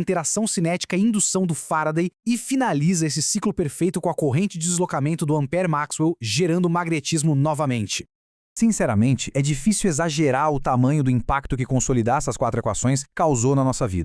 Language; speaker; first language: Portuguese; native; Portuguese